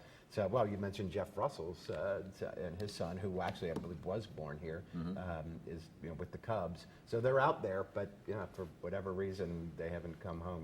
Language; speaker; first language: English; native; English